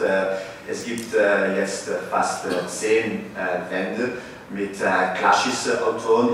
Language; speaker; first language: German; non-native, fluent; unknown